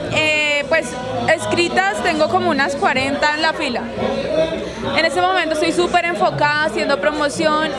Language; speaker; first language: Spanish; native; Spanish